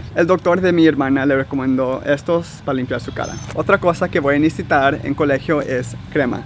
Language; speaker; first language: Spanish; early bilingual, heritage; Spanish